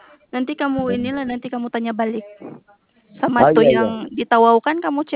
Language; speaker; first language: Indonesian; non-native, local second language; Malay